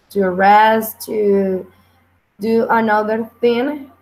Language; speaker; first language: English; non-native, learner; Spanish